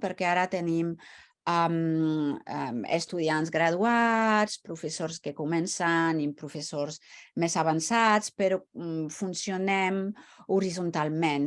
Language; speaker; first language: Catalan; non-native, fluent; French